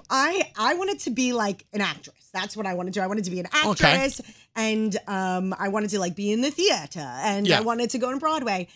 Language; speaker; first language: English; native; English